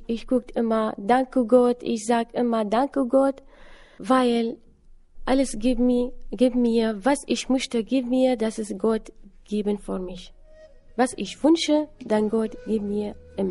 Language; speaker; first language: German; non-native, learner; Assyrian Neo-Aramaic